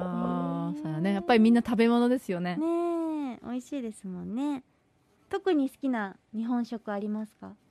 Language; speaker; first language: Japanese; native; Japanese